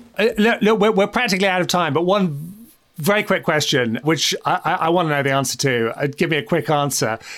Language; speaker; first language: English; native; English